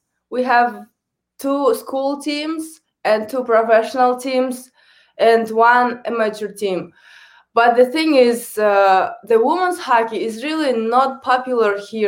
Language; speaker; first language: English; non-native, learner; Kazakh